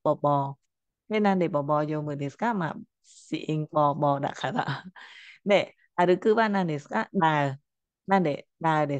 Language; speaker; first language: Japanese; non-native, fluent; Khmer